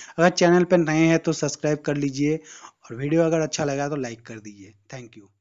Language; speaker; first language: Hindi; native; Hindi